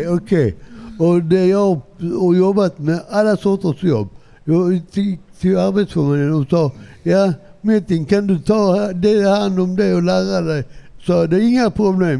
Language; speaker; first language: Swedish; non-native, learner; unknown